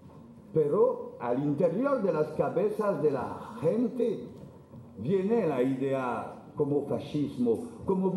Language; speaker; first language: Spanish; non-native, fluent; French